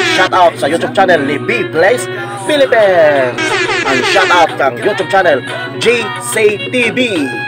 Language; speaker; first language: Filipino; non-native, local second language; Cebuano